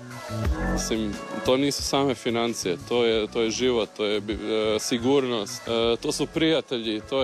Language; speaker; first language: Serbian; early bilingual, heritage; Serbian